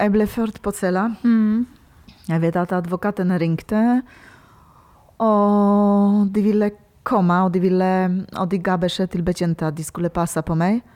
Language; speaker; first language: Norwegian; non-native, learner; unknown